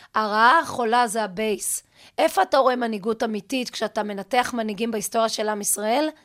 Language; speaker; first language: Hebrew; native; Hebrew